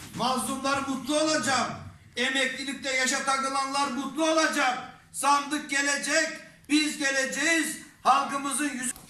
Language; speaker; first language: Turkish; native; Turkish